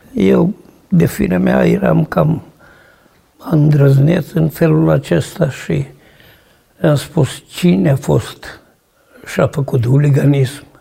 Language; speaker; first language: Romanian; native; Romanian